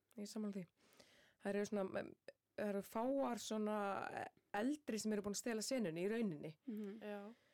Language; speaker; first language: Icelandic; native; Icelandic